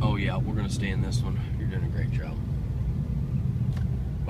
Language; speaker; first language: English; native; English